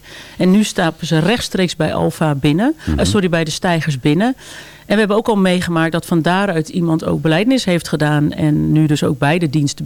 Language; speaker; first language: Dutch; native; Dutch